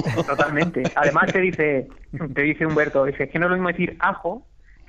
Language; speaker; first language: Spanish; native; Spanish